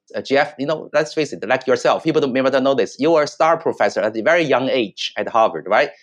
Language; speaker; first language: English; non-native, fluent; Chinese